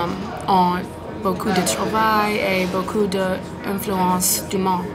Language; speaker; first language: French; non-native, learner; English